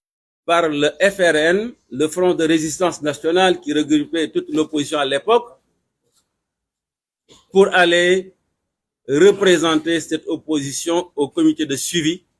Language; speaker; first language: French; non-native, local second language; Wolof